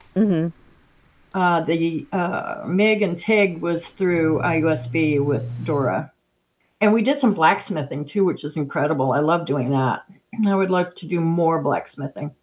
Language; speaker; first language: English; native; English